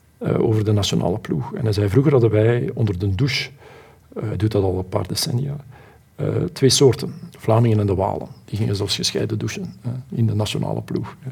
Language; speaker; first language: Dutch; native; Dutch